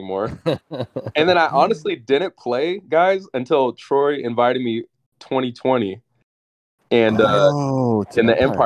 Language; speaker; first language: English; native; English